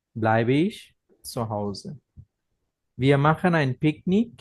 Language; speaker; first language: German; non-native, fluent; Bangla